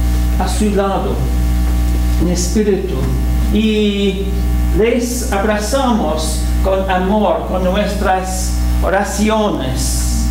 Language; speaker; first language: Spanish; non-native, fluent; English